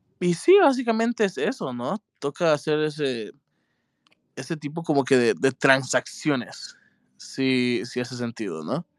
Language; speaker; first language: Spanish; native; Spanish